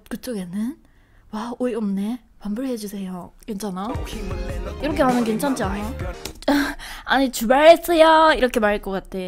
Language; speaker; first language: Korean; non-native, fluent; Japanese